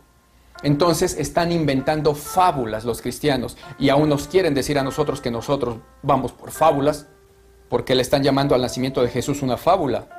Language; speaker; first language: Spanish; native; Spanish